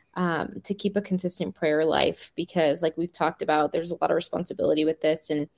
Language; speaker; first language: English; native; English